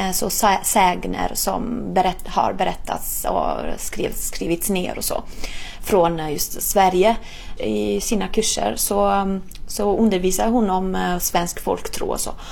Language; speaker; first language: Swedish; non-native, fluent; Italian